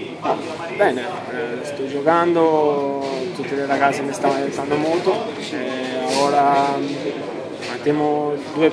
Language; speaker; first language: Italian; non-native, learner; Portuguese